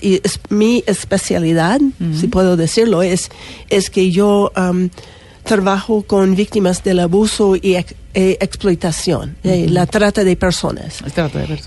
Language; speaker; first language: Spanish; non-native, learner; English